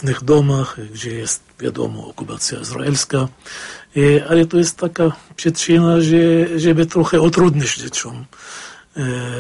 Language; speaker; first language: Polish; non-native, fluent; Arabic